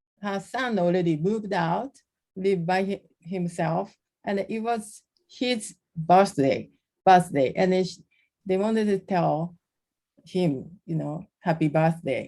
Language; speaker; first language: English; non-native, learner; Japanese